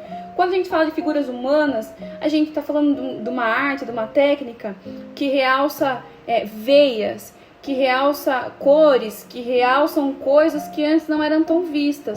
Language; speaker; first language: Portuguese; native; Portuguese